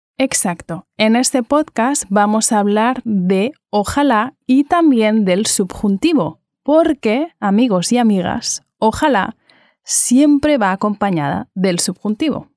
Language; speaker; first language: Spanish; native; Spanish